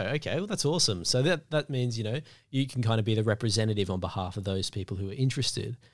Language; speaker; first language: English; native; English